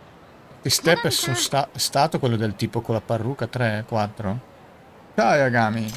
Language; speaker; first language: Italian; native; Italian